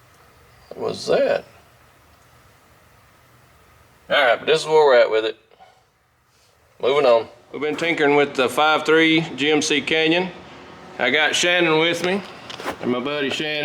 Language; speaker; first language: English; native; English